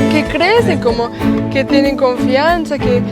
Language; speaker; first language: Spanish; non-native, fluent; German